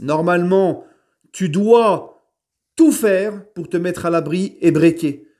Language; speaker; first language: French; native; French